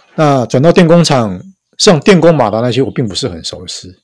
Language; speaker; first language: Chinese; native; Chinese